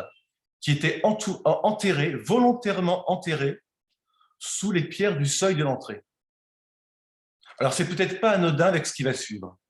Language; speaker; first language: French; native; French